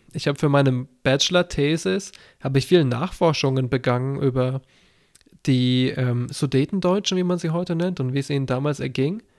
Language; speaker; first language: German; native; German